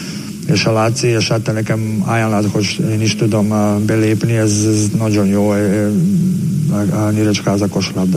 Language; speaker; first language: Hungarian; non-native, learner; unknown